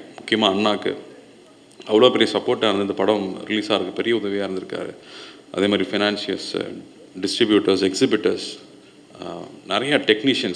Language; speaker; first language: Tamil; native; Tamil